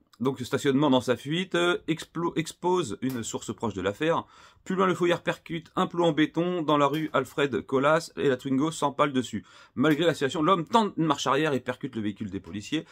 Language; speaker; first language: French; native; French